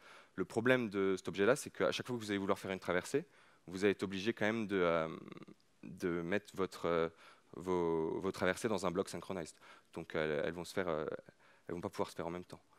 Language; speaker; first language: French; native; French